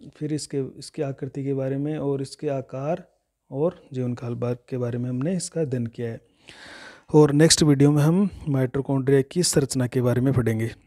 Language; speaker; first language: Hindi; native; Hindi